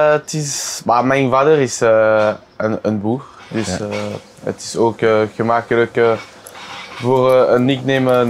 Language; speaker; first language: Dutch; non-native, local second language; French